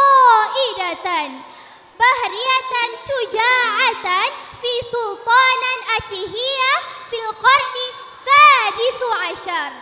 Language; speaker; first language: Arabic; non-native, learner; Indonesian